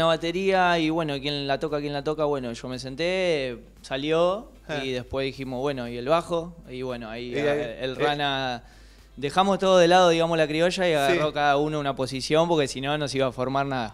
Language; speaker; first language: Spanish; native; Spanish